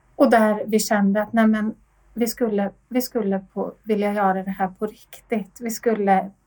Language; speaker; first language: Swedish; native; Swedish